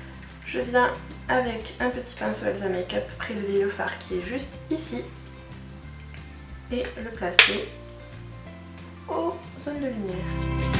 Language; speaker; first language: French; native; French